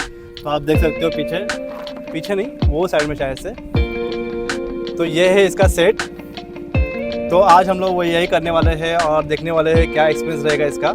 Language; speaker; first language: Hindi; native; Hindi